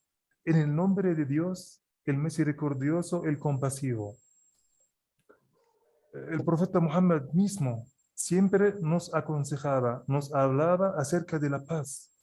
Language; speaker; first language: Spanish; non-native, fluent; Arabic